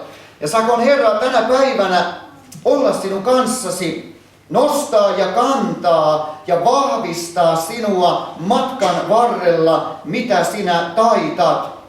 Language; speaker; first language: Finnish; native; Finnish